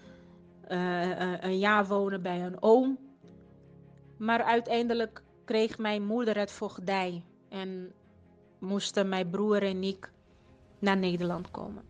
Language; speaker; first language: Dutch; non-native, fluent; Portuguese